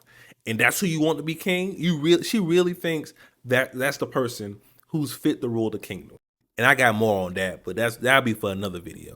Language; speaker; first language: English; native; English